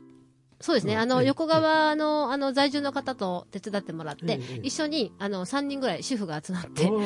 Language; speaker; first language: Japanese; native; Japanese